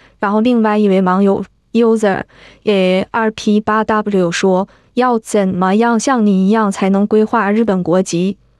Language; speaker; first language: Chinese; native; Chinese